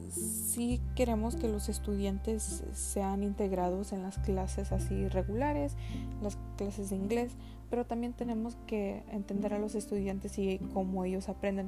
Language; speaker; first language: Spanish; early bilingual, heritage; Spanish